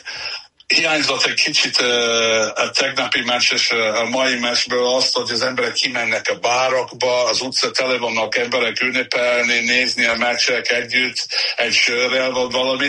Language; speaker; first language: Hungarian; non-native, learner; English